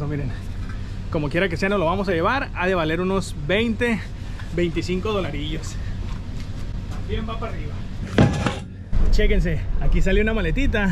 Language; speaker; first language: Spanish; native; Spanish